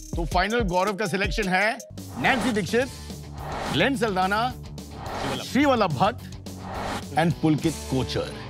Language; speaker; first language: Hindi; non-native, local second language; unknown